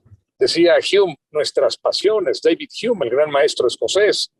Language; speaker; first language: Spanish; native; Spanish